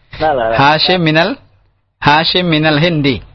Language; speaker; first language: Arabic; non-native, fluent; Indonesian